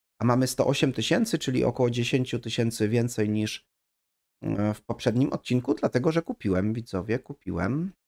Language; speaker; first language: Polish; native; Polish